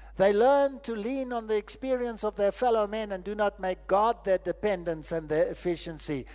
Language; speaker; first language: English; non-native, local second language; Afrikaans